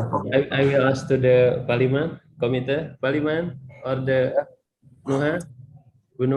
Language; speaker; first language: English; non-native, learner; Indonesian